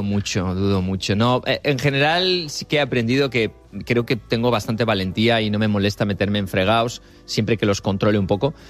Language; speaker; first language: Spanish; native; Spanish